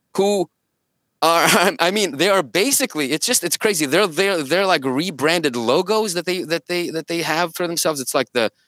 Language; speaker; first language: English; early bilingual, other home language; Russian